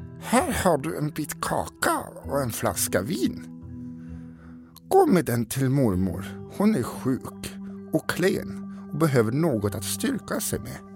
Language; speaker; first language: Swedish; native; Swedish